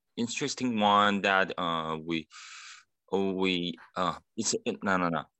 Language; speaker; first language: English; non-native, fluent; Chinese